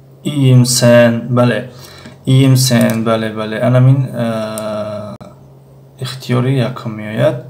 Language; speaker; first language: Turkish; non-native, fluent; Tajik